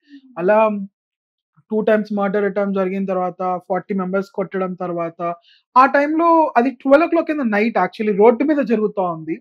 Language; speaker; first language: Telugu; native; Telugu